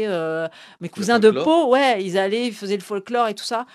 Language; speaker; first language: French; native; French